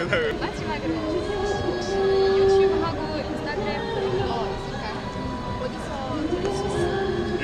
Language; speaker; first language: Korean; non-native, fluent; French